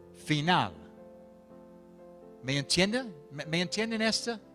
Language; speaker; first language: Spanish; non-native, fluent; English